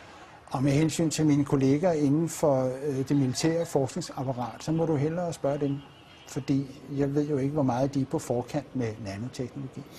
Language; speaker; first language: Danish; native; Danish